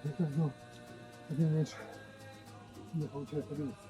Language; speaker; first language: Russian; native; Russian